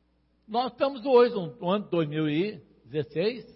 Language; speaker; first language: Portuguese; native; Portuguese